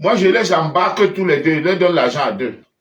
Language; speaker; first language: French; native; French